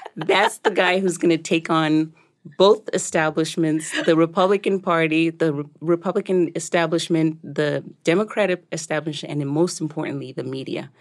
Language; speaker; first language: English; non-native, local second language; Shona